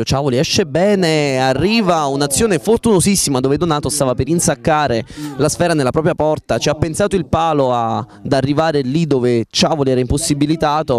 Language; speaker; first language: Italian; native; Italian